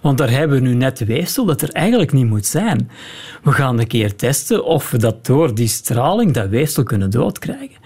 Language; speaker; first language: Dutch; native; Dutch